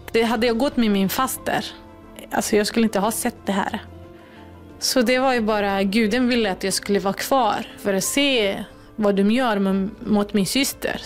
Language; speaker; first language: Swedish; non-native, fluent; Kurdish